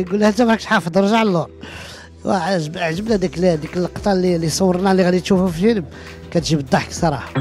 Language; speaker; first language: Arabic; early bilingual, heritage; Arabic